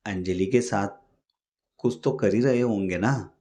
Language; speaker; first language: Hindi; non-native, local second language; Marathi